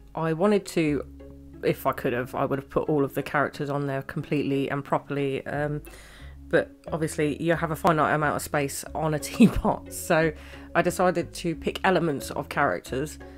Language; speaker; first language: English; native; English